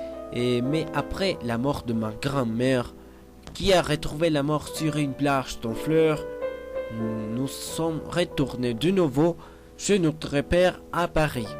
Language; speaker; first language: French; non-native, learner; Spanish